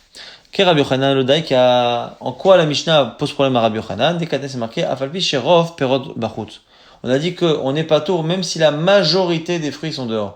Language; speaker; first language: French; native; French